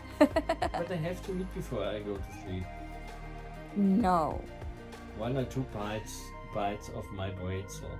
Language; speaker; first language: English; non-native, fluent; German